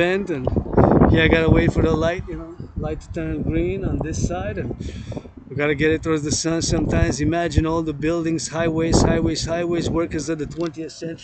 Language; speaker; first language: English; non-native, local second language; French